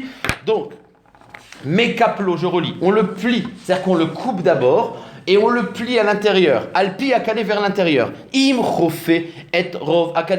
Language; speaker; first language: French; native; French